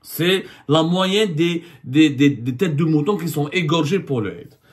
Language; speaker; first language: French; non-native, local second language; Arabic